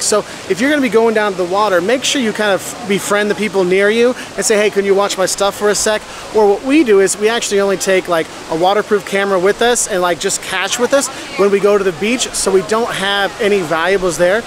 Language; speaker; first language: English; native; English